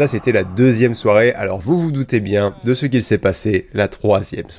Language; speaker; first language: French; native; French